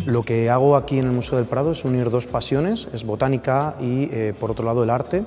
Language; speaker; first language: Spanish; native; Spanish